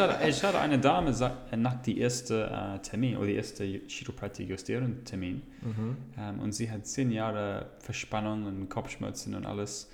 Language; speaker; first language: German; non-native, fluent; English